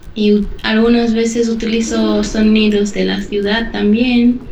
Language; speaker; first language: Spanish; non-native, fluent; Slovak